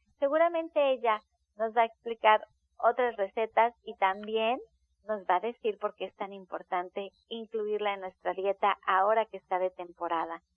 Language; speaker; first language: Spanish; native; Spanish